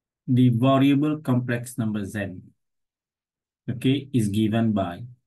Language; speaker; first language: English; non-native, local second language; Morisyen